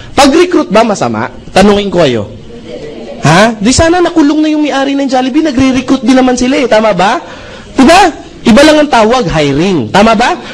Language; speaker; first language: Filipino; non-native, local second language; Cebuano